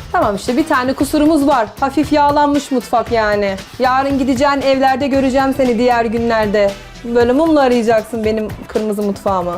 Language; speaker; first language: Turkish; native; Turkish